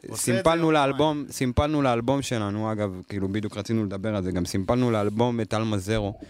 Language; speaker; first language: Hebrew; native; Hebrew